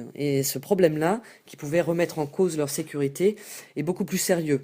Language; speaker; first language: French; native; French